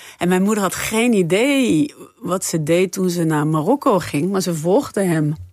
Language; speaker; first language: Dutch; non-native, fluent; French